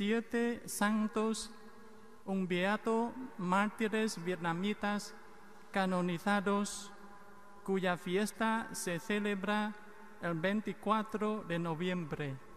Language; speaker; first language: Spanish; non-native, fluent; Vietnamese